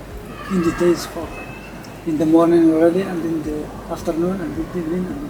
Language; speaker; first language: English; non-native, learner; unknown